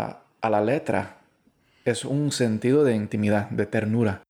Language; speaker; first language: Spanish; early bilingual, heritage; Spanish